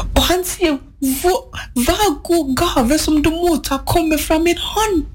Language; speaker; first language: Norwegian; non-native, fluent; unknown